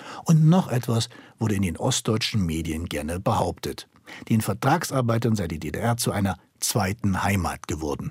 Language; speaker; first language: German; native; German